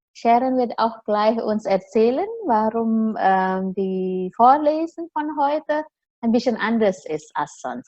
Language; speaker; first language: German; non-native, fluent; Indonesian